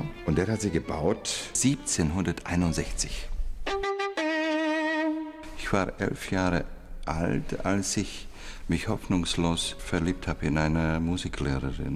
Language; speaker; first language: German; non-native, fluent; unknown